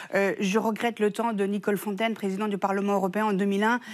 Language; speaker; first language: French; early bilingual, other home language; Persian